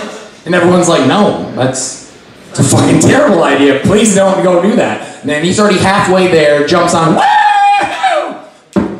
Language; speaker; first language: English; native; English